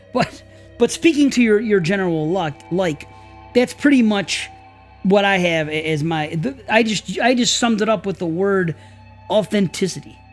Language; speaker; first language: English; native; English